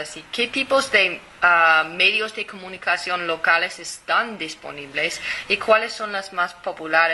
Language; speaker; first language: Spanish; non-native, fluent; English